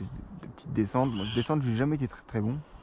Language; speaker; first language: French; native; French